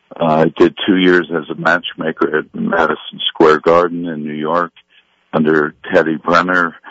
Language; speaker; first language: English; native; English